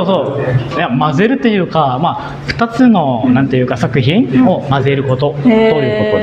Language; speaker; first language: Japanese; non-native, fluent; Indonesian